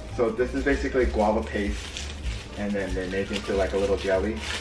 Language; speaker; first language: English; native; English